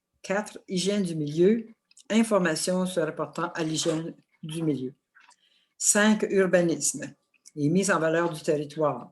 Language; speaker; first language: French; native; French